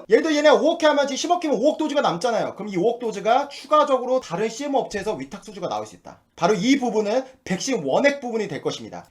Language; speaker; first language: Korean; native; Korean